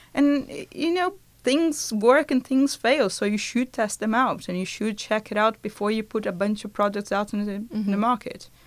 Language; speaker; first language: English; non-native, fluent; Portuguese